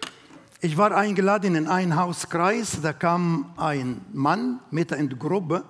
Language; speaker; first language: German; non-native, learner; Arabic